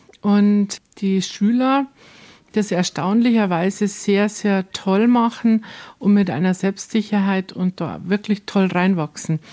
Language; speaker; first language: German; native; German